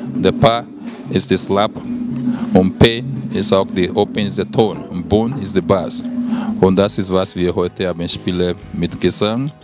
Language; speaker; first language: German; non-native, learner; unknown